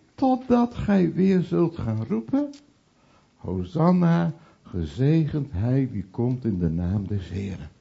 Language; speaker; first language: Dutch; native; Dutch